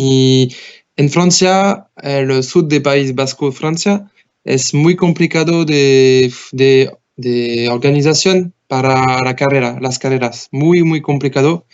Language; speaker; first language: Spanish; non-native, learner; French